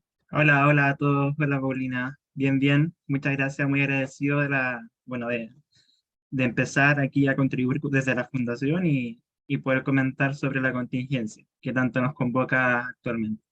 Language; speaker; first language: Spanish; native; Spanish